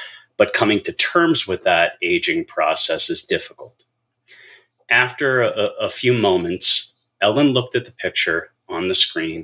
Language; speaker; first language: English; native; English